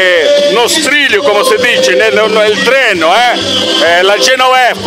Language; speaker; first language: Italian; non-native, learner; Portuguese